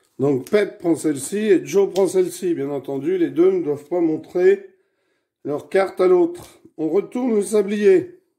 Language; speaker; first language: French; native; French